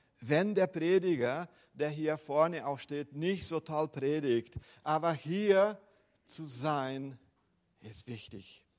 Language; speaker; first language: German; non-native, fluent; Portuguese